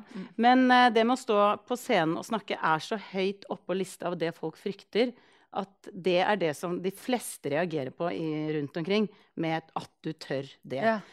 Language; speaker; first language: Norwegian; early bilingual, other home language; Icelandic